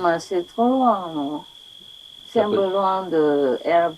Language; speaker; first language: French; non-native, learner; Vietnamese